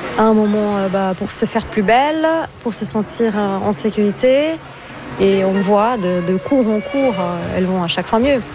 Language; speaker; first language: French; non-native, fluent; Portuguese